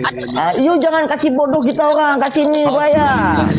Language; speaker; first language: Malay; native; Malay